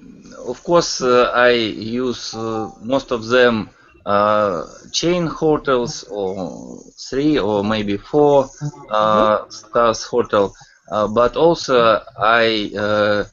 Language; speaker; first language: English; non-native, learner; Russian